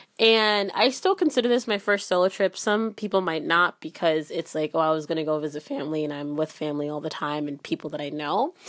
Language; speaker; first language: English; early bilingual, other home language; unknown